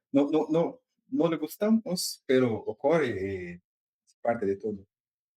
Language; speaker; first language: Spanish; non-native, fluent; Portuguese